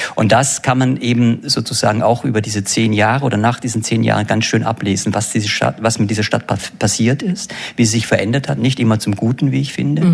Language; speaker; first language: German; native; German